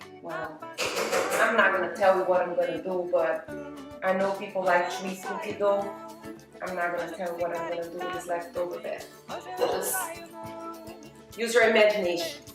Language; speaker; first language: English; non-native, fluent; Portuguese